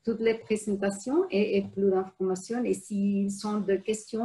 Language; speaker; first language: French; non-native, fluent; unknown